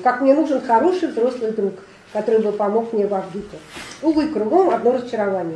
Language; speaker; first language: Russian; native; Russian